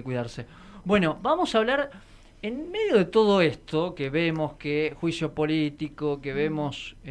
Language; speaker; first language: Spanish; native; Spanish